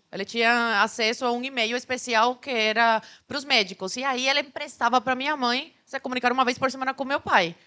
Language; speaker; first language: Portuguese; early bilingual, other home language; Spanish